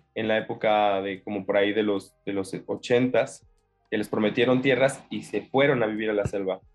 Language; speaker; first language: Spanish; native; Spanish